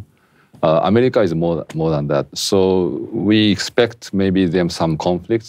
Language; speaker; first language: English; non-native, fluent; Japanese